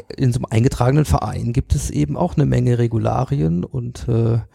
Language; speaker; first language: German; native; German